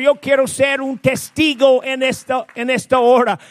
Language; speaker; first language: Spanish; non-native, fluent; English